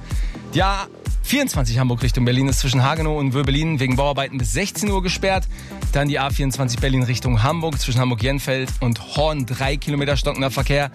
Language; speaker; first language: German; native; German